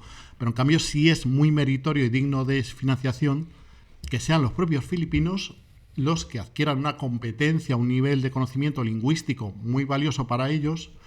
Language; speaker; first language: Spanish; native; Spanish